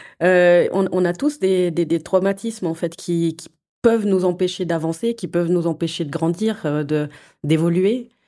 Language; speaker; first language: French; early bilingual, other home language; Portuguese